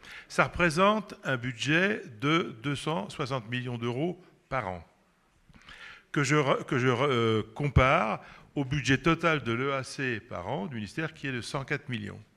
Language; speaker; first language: French; native; French